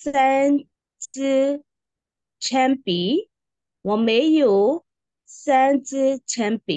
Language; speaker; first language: Chinese; non-native, learner; Burmese